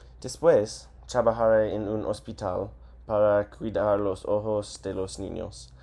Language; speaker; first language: Spanish; non-native, learner; English